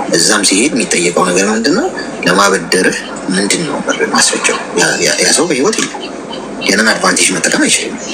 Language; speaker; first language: Amharic; native; Amharic